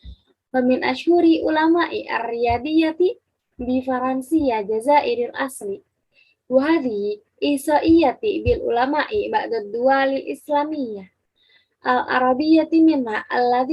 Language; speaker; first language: Arabic; non-native, learner; Indonesian